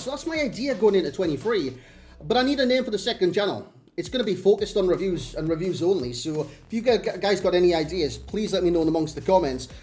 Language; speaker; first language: English; native; English